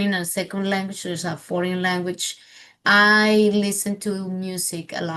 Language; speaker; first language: English; non-native, fluent; Spanish